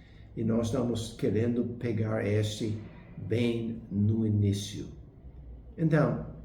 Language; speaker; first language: Portuguese; non-native, fluent; English